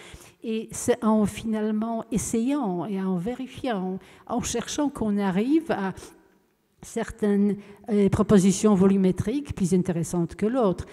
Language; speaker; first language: French; non-native, fluent; Polish